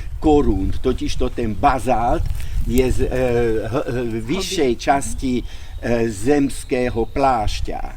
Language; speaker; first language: Slovak; non-native, local second language; Hungarian